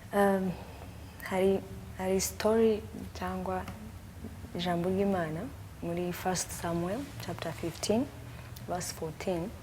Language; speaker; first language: Kinyarwanda; early bilingual, heritage; Kinyarwanda